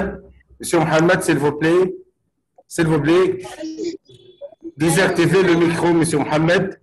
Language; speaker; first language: French; non-native, fluent; Arabic